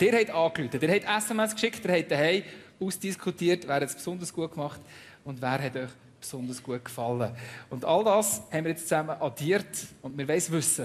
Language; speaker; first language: German; native; German